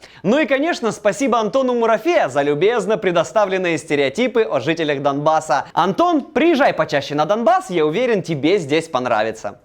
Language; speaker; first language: Russian; native; Russian